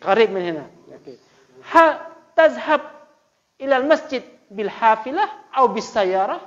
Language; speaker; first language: Arabic; non-native, fluent; Indonesian